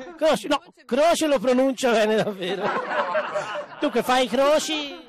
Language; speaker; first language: Italian; native; Italian